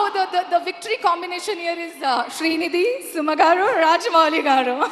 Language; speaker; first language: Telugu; non-native, learner; Kannada